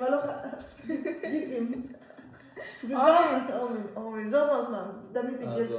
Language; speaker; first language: German; non-native, learner; Uzbek